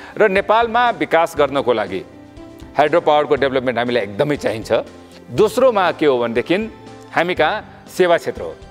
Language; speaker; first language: Nepali; non-native, local second language; Maithili